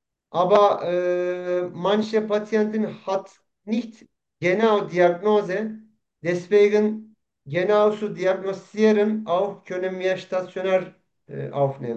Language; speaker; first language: German; non-native, learner; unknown